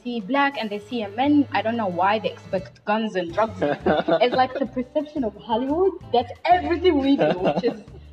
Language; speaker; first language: English; non-native, fluent; Somali